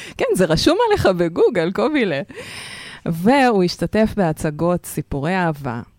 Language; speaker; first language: Hebrew; early bilingual, other home language; Russian